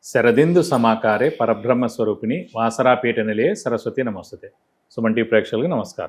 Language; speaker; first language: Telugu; native; Telugu